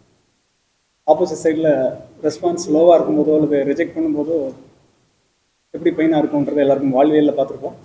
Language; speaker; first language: Tamil; native; Tamil